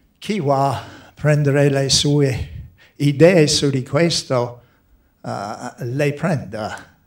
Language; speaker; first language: Italian; non-native, fluent; English